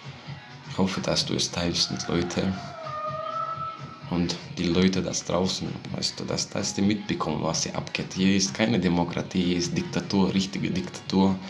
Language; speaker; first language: German; non-native, fluent; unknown